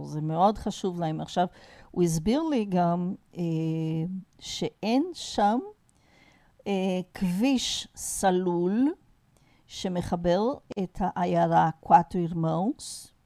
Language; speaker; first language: Hebrew; non-native, fluent; Portuguese